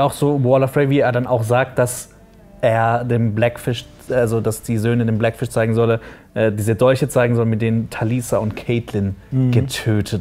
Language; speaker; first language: German; native; German